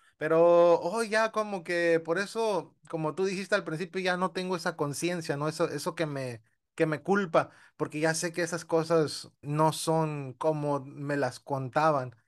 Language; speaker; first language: Spanish; early bilingual, heritage; Spanish